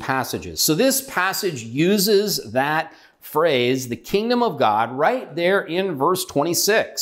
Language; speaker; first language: English; native; English